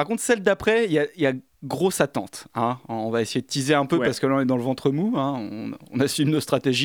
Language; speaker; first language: French; native; French